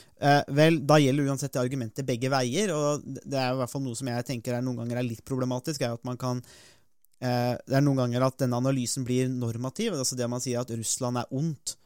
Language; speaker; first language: Norwegian; native; Norwegian